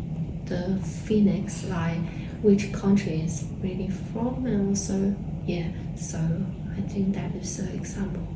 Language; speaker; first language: English; non-native, fluent; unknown